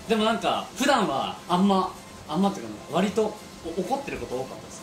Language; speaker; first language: Japanese; native; Japanese